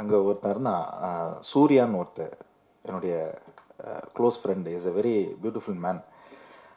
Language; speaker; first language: Tamil; native; Tamil